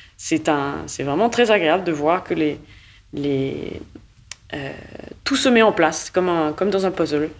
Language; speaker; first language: French; native; French